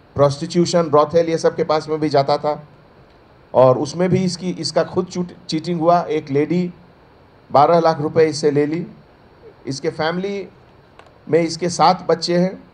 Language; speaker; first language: Hindi; native; Hindi